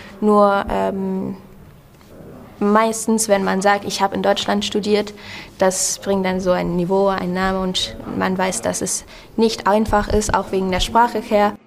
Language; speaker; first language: German; non-native, fluent; Spanish